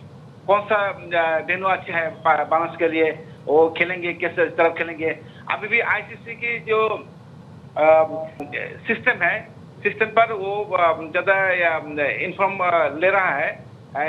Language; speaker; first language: Hindi; non-native, fluent; Bangla